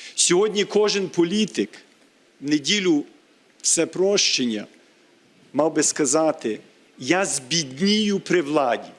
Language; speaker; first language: Ukrainian; early bilingual, heritage; Ukrainian